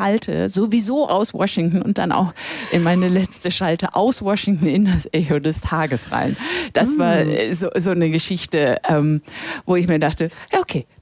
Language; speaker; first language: German; native; German